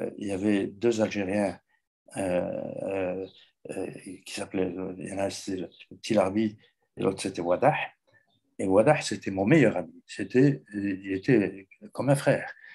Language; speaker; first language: French; native; French